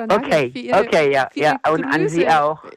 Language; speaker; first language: German; non-native, fluent; English